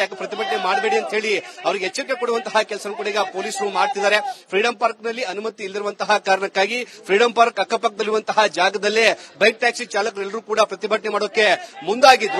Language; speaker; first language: Kannada; native; Kannada